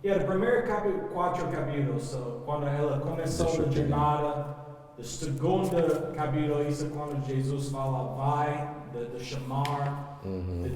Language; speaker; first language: Portuguese; non-native, learner; English